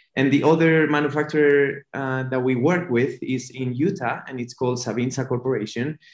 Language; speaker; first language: English; non-native, fluent; Spanish